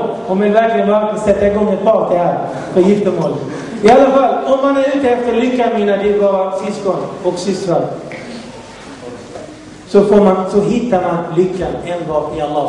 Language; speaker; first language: Swedish; non-native, fluent; Arabic